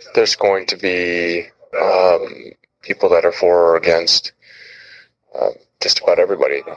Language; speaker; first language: English; native; English